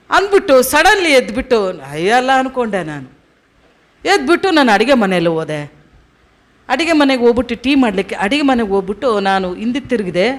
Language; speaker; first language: Kannada; non-native, local second language; Telugu